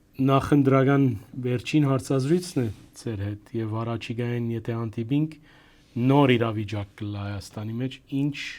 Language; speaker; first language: Armenian; native; Armenian